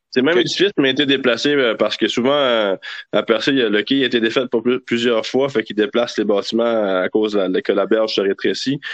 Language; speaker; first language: French; native; French